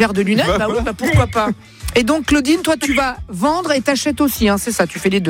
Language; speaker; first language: French; native; French